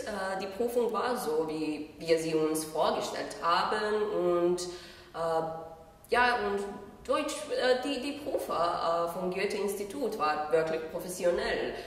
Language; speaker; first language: German; non-native, fluent; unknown